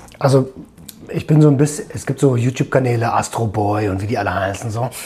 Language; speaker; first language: German; native; German